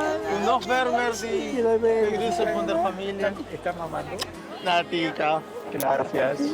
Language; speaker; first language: German; non-native, fluent; Spanish